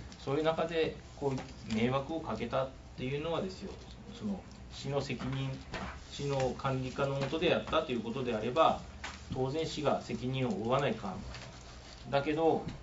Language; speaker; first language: Japanese; native; Japanese